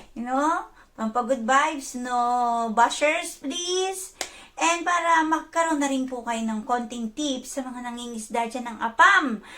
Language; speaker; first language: Filipino; non-native, local second language; Cebuano